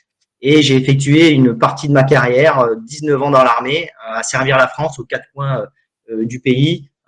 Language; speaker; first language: French; native; French